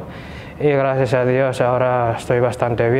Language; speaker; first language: Spanish; non-native, fluent; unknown